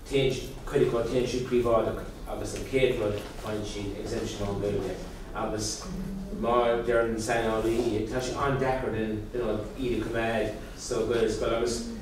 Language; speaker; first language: Irish; non-native, local second language; English